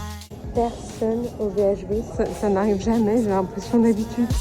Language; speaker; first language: French; native; French